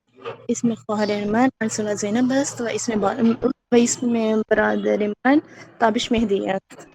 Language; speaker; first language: Persian; non-native, learner; Urdu